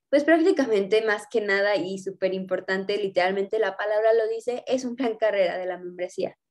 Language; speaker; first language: Spanish; native; Spanish